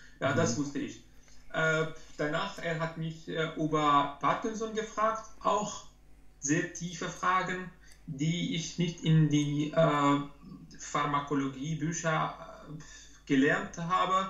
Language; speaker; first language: German; non-native, learner; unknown